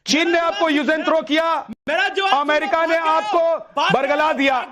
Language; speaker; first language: Hindi; native; Hindi